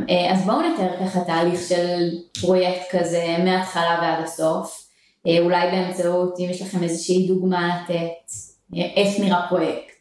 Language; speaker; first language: Hebrew; native; Hebrew